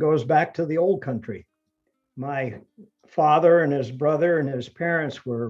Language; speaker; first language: English; early bilingual, other home language; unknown